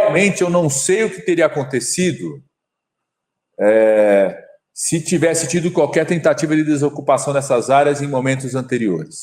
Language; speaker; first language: Portuguese; native; Portuguese